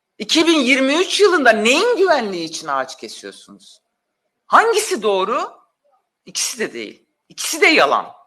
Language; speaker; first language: Turkish; non-native, local second language; Kurdish